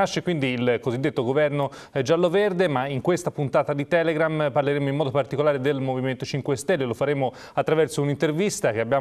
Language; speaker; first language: Italian; native; Italian